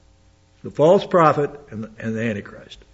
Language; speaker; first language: English; native; English